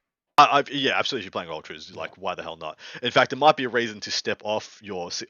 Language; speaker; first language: English; native; English